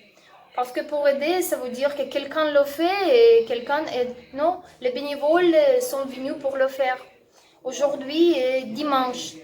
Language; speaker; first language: French; non-native, learner; Russian